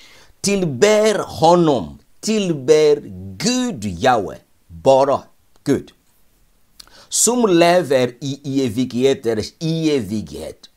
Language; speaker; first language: Swedish; non-native, fluent; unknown